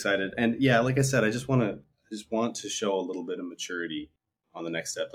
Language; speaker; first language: English; native; English